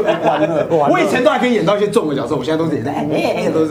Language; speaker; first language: Chinese; native; Chinese